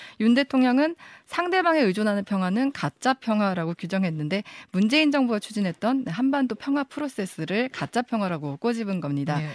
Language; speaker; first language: Korean; native; Korean